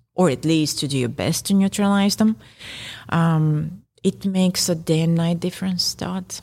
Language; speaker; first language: English; non-native, fluent; Bulgarian